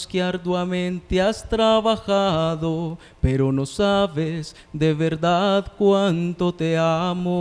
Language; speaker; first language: Spanish; native; Spanish